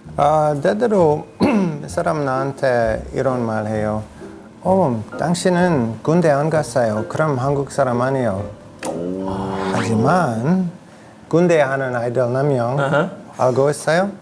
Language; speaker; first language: Korean; non-native, learner; English